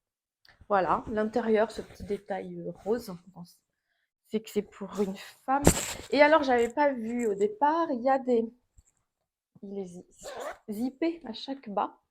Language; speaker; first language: French; native; French